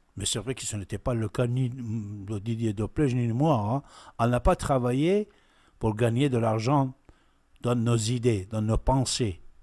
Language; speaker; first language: French; non-native, fluent; Persian